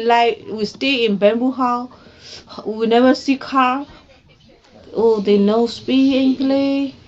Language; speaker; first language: English; non-native, learner; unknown